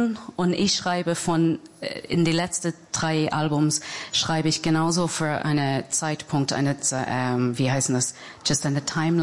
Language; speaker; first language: German; non-native, fluent; English